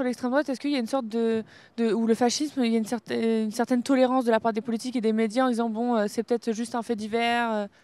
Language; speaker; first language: French; native; French